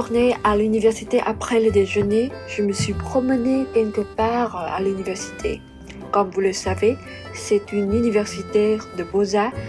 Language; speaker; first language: French; non-native, fluent; Vietnamese